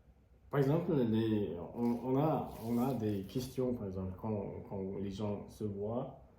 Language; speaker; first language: French; non-native, fluent; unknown